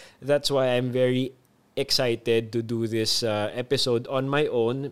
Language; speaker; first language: English; non-native, local second language; Filipino